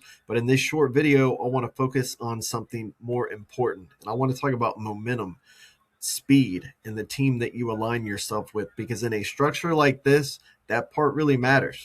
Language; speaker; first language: English; native; English